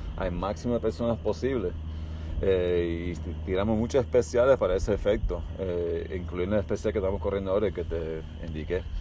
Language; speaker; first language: Spanish; early bilingual, heritage; Spanish